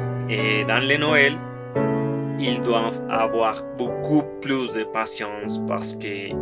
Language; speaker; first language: French; non-native, learner; Spanish